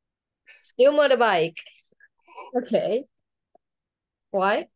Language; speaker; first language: English; non-native, learner; Vietnamese